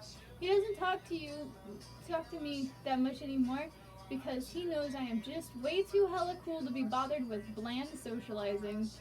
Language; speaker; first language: English; native; English